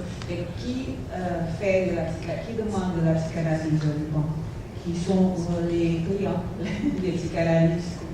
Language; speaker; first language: French; non-native, fluent; Portuguese